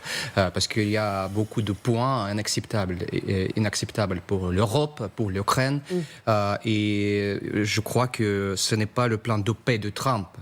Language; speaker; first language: French; non-native, fluent; Russian